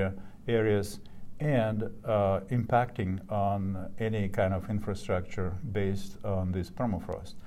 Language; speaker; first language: English; non-native, fluent; Russian